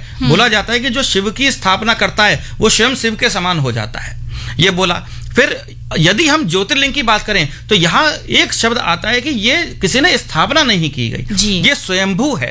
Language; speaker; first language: Hindi; native; Hindi